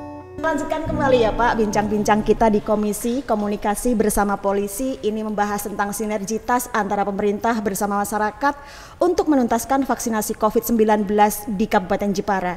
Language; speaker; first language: Indonesian; native; Indonesian